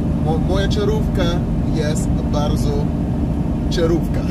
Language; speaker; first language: Polish; non-native, learner; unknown